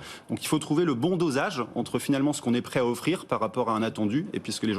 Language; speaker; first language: French; native; French